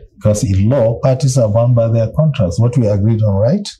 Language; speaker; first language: English; non-native, local second language; Hausa